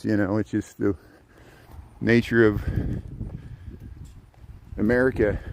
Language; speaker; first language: English; native; English